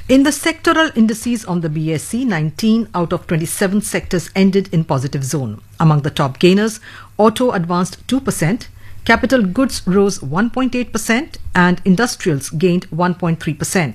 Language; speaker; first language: English; non-native, local second language; Hindi